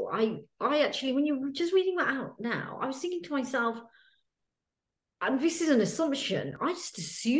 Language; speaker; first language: English; native; English